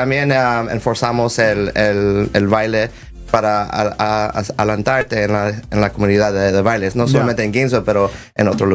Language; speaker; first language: Spanish; early bilingual, heritage; Spanish